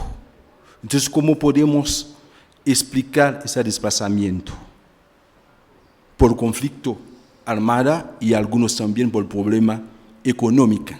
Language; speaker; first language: Spanish; non-native, fluent; Haitian Creole